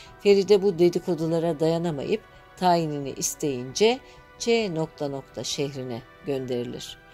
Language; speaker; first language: Turkish; native; Turkish